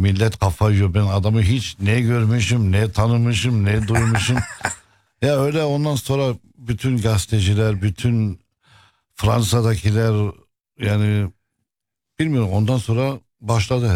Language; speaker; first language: Turkish; non-native, fluent; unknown